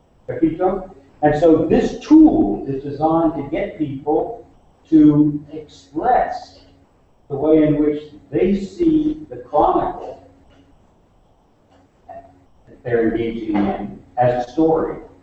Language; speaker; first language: English; native; English